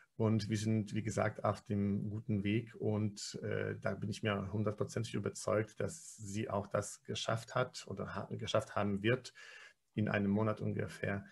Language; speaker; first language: German; non-native, fluent; Polish